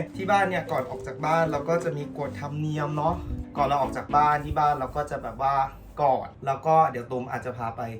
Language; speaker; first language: Thai; native; Thai